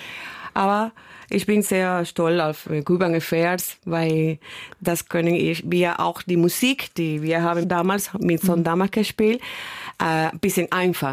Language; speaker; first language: German; non-native, fluent; Spanish